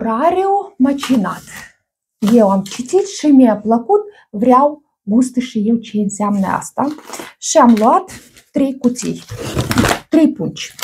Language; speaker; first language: Romanian; non-native, learner; Russian